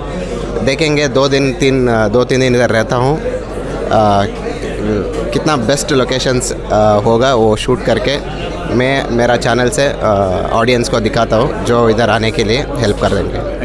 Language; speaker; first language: Hindi; non-native, local second language; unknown